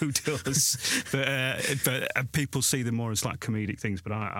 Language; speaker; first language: English; native; English